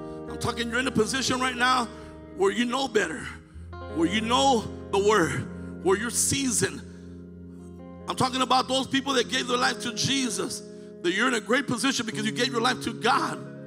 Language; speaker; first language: English; native; English